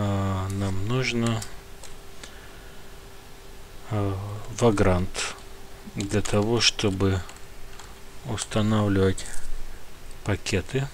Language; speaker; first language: Russian; native; Russian